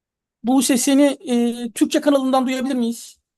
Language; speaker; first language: Turkish; native; Turkish